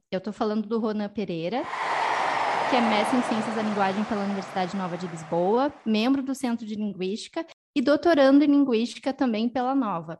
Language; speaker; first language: Portuguese; native; Portuguese